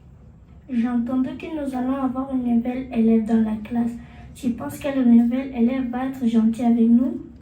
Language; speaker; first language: French; non-native, learner; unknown